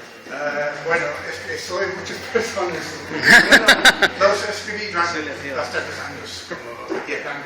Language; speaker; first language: Spanish; non-native, fluent; English